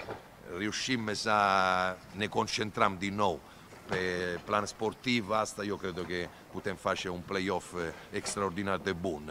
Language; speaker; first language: Romanian; non-native, fluent; Italian